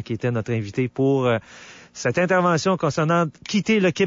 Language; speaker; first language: French; native; French